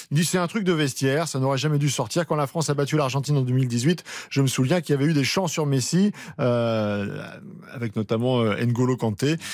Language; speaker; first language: French; native; French